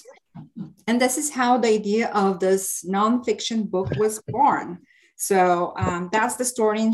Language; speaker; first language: English; non-native, fluent; Bulgarian